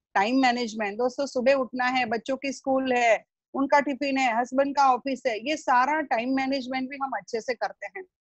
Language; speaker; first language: Hindi; non-native, local second language; Gujarati